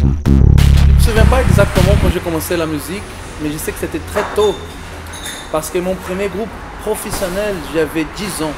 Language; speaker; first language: French; non-native, fluent; Portuguese